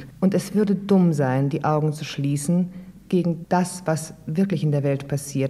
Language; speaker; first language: German; native; German